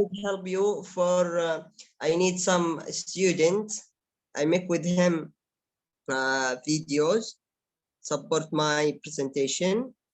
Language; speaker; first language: English; non-native, learner; Arabic